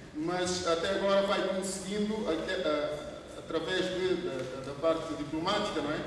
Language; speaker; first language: Portuguese; non-native, local second language; Kabuverdianu